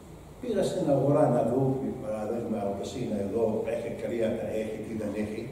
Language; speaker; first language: Greek; non-native, learner; Arabic